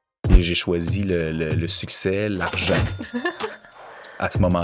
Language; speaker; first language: French; native; French